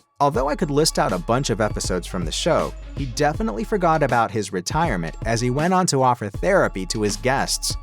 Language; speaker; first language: English; native; English